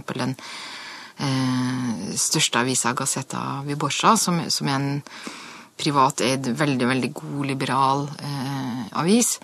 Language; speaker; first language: Norwegian; native; Norwegian